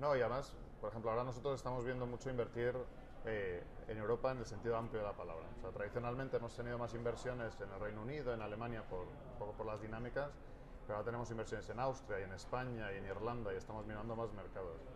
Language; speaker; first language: Spanish; native; Spanish